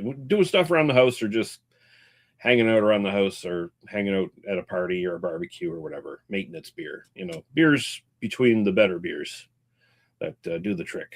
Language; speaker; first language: English; native; English